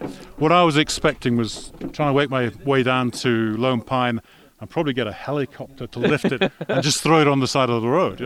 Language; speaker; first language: English; native; English